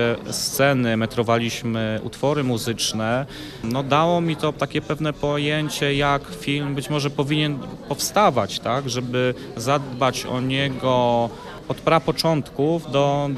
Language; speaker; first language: Polish; native; Polish